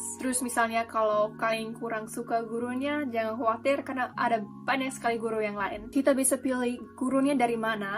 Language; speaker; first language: Indonesian; non-native, fluent; English